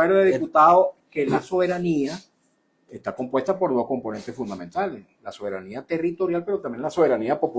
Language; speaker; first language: Spanish; native; Spanish